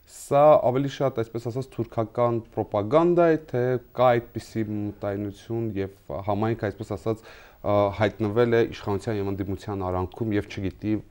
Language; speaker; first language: Armenian; native; Armenian